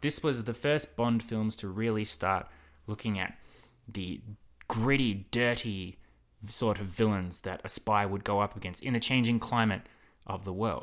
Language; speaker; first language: English; native; English